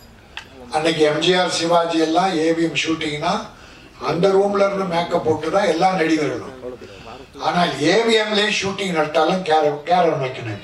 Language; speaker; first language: Tamil; native; Tamil